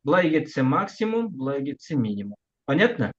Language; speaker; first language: Russian; non-native, local second language; Kazakh